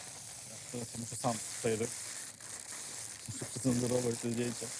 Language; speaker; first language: Polish; non-native, fluent; Chechen